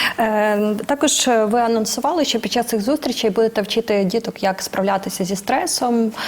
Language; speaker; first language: Ukrainian; native; Ukrainian